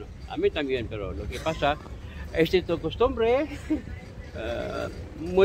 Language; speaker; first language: Spanish; non-native, learner; Filipino